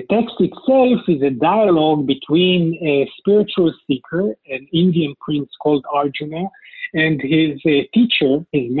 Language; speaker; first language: English; non-native, fluent; Hebrew